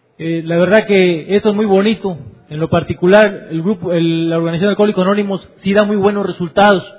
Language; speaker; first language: Spanish; native; Spanish